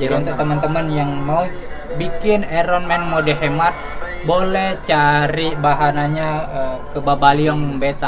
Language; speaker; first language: Indonesian; native; Indonesian